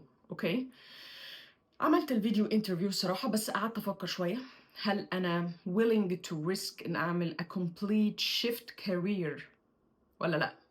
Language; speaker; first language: Arabic; native; Arabic